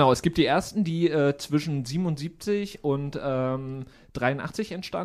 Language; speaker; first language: German; native; German